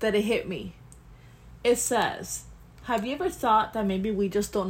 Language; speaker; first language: English; early bilingual, other home language; Spanish